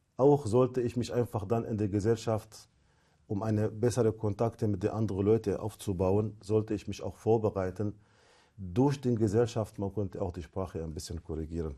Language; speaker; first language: German; non-native, fluent; Arabic